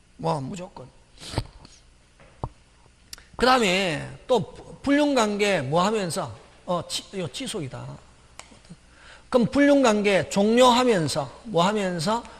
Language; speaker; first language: Korean; native; Korean